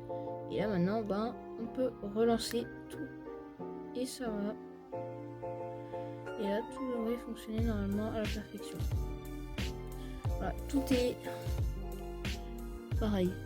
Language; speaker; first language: French; native; French